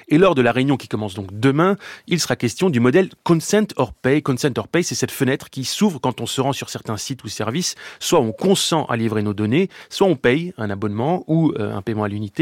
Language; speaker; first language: French; native; French